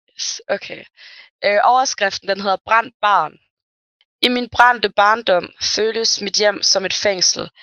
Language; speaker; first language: Danish; early bilingual, other home language; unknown